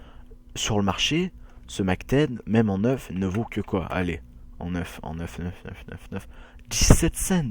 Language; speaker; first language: French; native; French